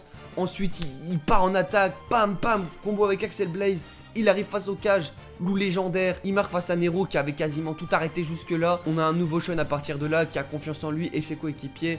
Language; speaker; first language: French; native; French